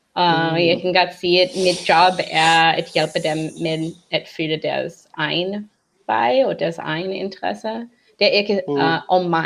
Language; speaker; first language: Danish; non-native, learner; English